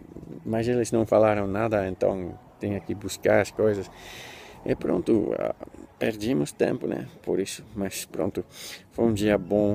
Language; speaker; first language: Portuguese; non-native, fluent; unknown